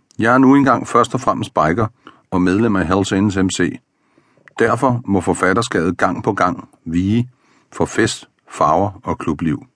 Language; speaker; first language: Danish; native; Danish